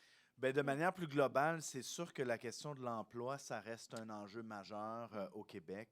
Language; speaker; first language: French; native; French